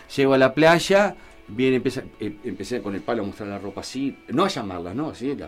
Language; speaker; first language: Spanish; native; Spanish